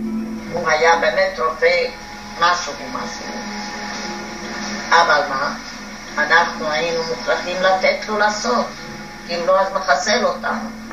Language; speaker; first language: Hebrew; non-native, fluent; Hungarian